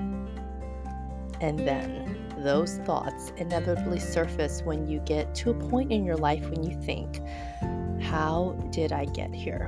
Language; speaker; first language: English; early bilingual, other home language; Chinese